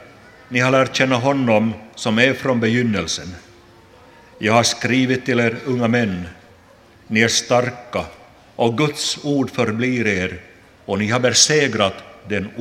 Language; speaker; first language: Swedish; non-native, local second language; Finnish